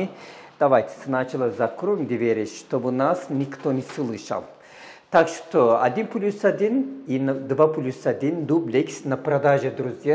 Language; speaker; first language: Russian; non-native, learner; Turkish